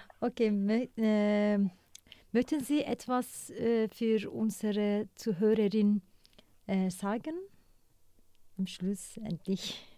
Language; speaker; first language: German; non-native, learner; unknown